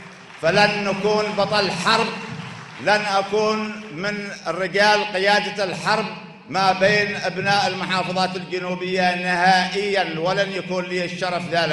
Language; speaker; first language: Arabic; native; Arabic